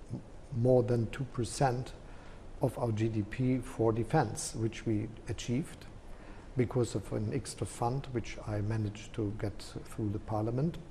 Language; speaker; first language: English; non-native, fluent; German